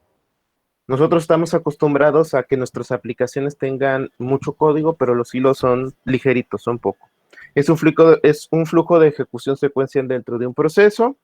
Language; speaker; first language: Spanish; native; Spanish